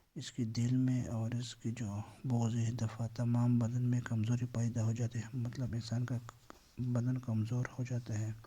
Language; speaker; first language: Urdu; non-native, local second language; Pashto